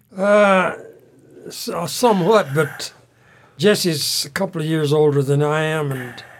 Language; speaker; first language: English; native; English